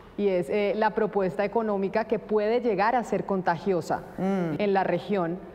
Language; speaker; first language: Spanish; native; Spanish